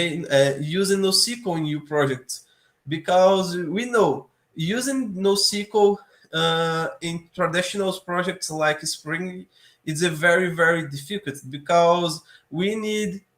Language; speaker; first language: English; non-native, learner; Portuguese